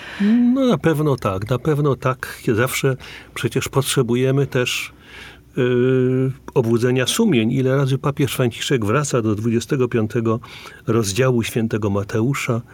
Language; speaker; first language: Polish; native; Polish